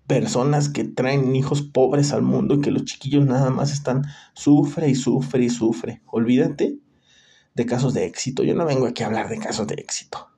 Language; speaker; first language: Spanish; native; Spanish